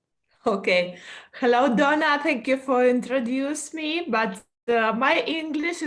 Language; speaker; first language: English; non-native, fluent; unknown